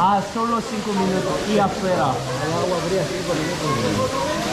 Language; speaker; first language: Spanish; non-native, learner; Korean